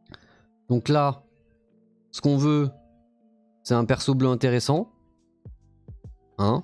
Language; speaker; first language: French; native; French